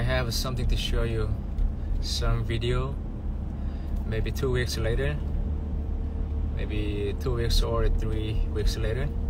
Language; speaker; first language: English; non-native, learner; Korean